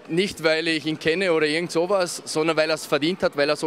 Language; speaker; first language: German; native; German